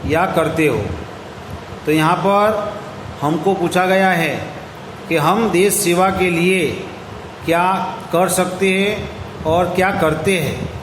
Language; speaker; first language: Hindi; non-native, local second language; Gujarati